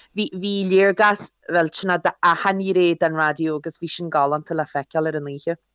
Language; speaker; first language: Irish; early bilingual, other home language; English